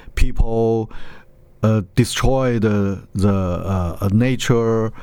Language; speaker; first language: English; non-native, learner; Chinese